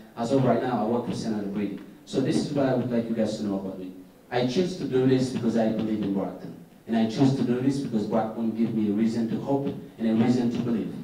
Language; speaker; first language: English; non-native, fluent; Haitian Creole